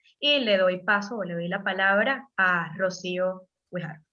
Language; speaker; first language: Spanish; native; Spanish